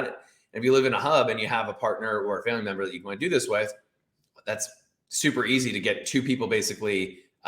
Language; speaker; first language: English; native; English